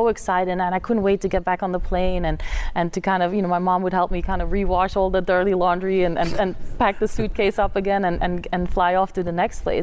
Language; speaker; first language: English; non-native, fluent; Dutch